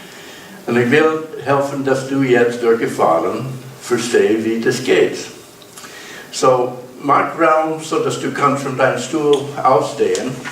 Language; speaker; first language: German; non-native, learner; English